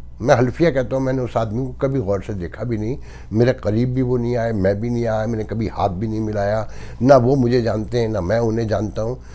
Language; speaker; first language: Urdu; native; Urdu